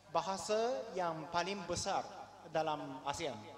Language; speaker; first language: Malay; non-native, fluent; Japanese